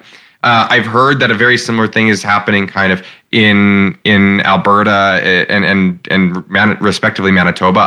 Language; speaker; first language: English; native; English